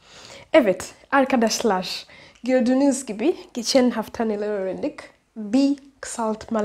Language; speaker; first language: Turkish; non-native, fluent; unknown